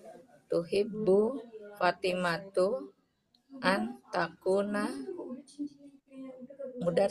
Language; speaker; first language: Arabic; non-native, learner; Indonesian